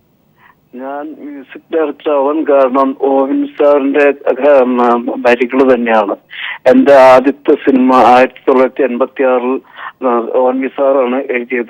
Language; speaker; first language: Malayalam; native; Malayalam